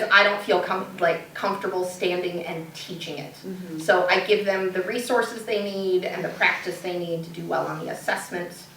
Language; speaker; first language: English; native; English